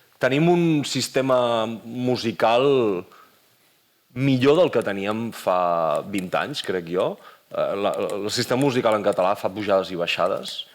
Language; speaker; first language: Catalan; native; Catalan